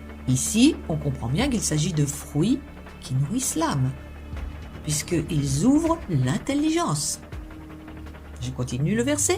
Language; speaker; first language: French; native; French